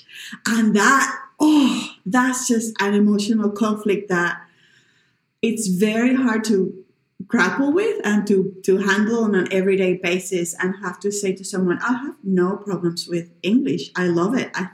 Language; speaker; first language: English; non-native, fluent; Spanish